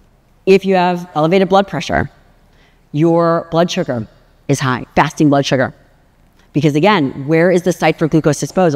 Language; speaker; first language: English; native; English